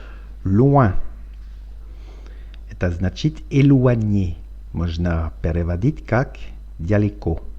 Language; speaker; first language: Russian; non-native, fluent; French